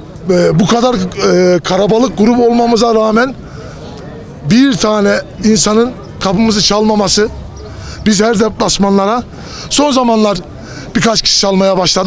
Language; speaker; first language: Turkish; native; Turkish